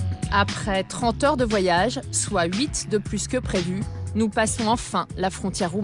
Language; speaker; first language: French; native; French